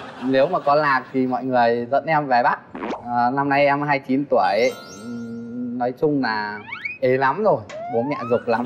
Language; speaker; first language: Vietnamese; native; Vietnamese